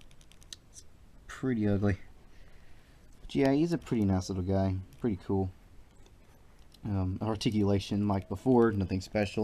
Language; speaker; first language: English; native; English